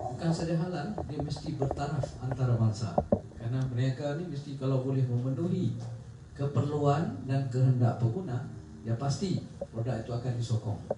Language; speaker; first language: Malay; native; Malay